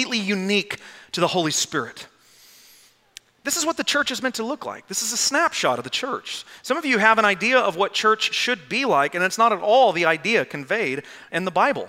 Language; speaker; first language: English; native; English